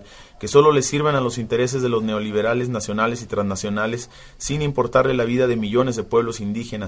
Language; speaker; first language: Spanish; native; Spanish